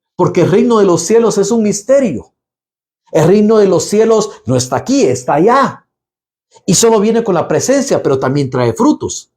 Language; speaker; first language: Spanish; native; Spanish